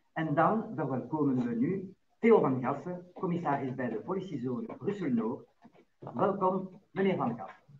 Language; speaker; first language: Dutch; non-native, local second language; French